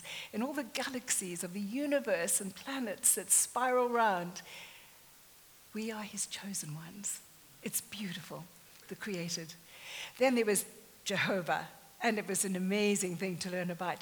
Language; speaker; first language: English; native; English